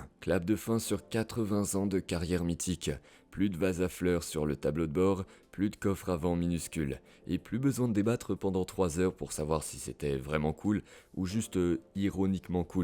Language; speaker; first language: French; native; French